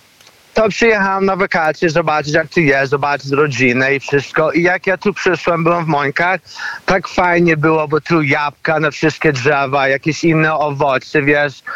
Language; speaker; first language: Polish; early bilingual, heritage; Polish